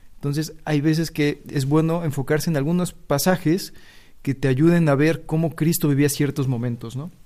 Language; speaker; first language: Spanish; native; Spanish